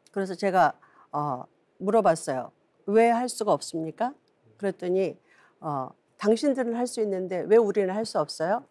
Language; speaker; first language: Korean; native; Korean